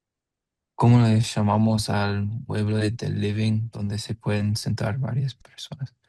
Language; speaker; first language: Spanish; non-native, learner; English